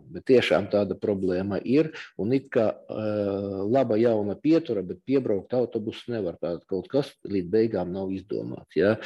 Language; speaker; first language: Latvian; non-native, local second language; Russian